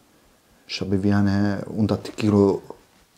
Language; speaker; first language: German; non-native, learner; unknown